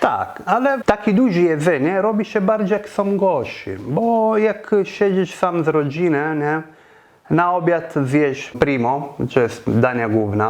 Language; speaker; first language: Polish; non-native, fluent; Italian